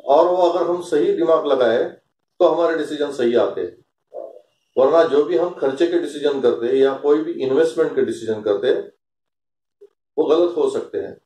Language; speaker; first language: Hindi; non-native, local second language; Marathi